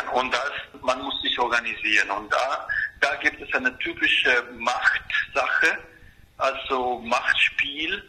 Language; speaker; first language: German; non-native, fluent; Spanish